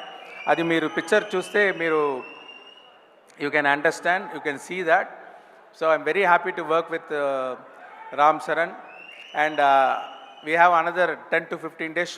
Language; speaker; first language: Telugu; non-native, learner; Tamil